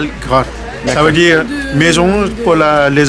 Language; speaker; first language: French; non-native, learner; Nepali